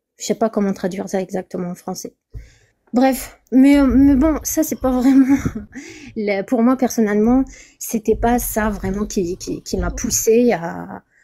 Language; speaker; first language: French; non-native, local second language; Kabyle